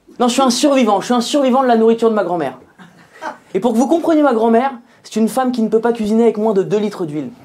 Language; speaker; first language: French; native; French